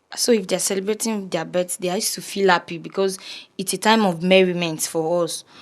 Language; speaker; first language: English; non-native, local second language; Yoruba